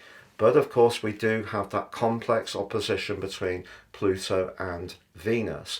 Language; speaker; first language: English; native; English